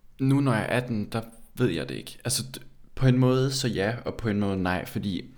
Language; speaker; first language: Danish; early bilingual, other home language; Turkish